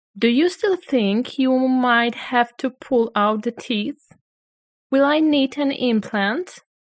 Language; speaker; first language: English; non-native, fluent; Polish